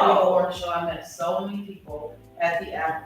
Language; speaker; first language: English; native; English